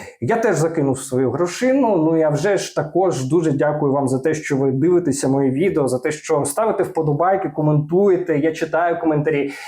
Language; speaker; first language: Ukrainian; non-native, local second language; Russian